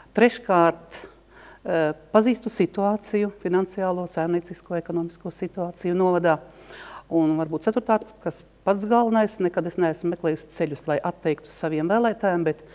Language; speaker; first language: Latvian; native; Latvian